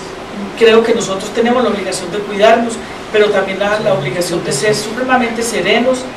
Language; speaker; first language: Spanish; native; Spanish